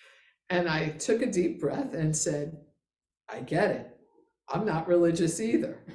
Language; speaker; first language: English; native; English